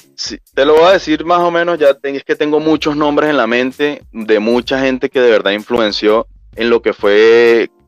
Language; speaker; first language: Spanish; native; Spanish